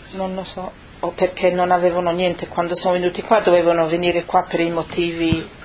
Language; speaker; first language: Italian; early bilingual, other home language; Friulian